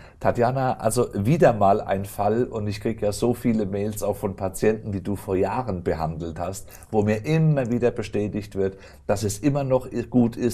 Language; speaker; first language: German; native; German